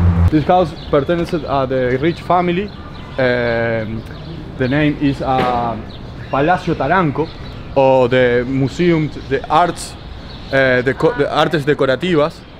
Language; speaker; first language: English; non-native, learner; Spanish